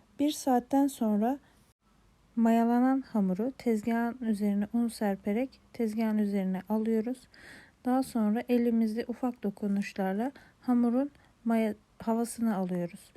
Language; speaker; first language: Turkish; native; Turkish